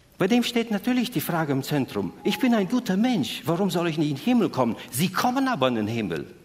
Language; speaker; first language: German; native; German